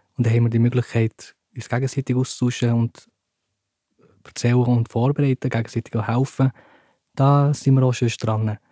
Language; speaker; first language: German; early bilingual, other home language; Turkish